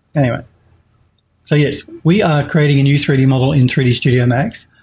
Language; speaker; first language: English; native; English